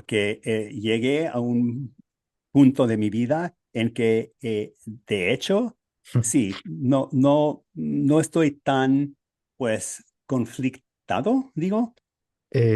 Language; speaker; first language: Spanish; non-native, fluent; English